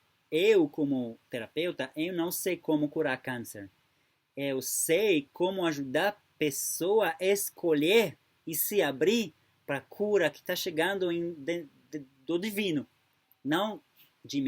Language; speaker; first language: Portuguese; non-native, fluent; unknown